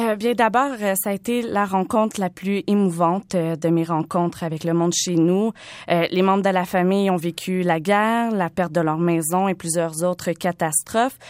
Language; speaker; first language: French; native; French